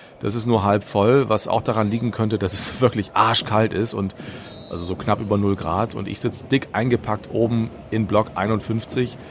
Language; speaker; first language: German; native; German